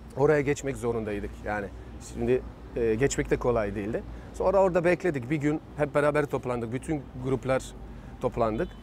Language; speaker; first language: Turkish; non-native, fluent; Bosnian